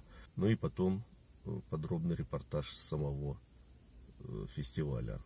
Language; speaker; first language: Russian; native; Russian